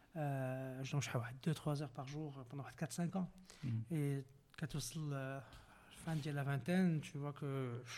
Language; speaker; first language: French; non-native, local second language; Arabic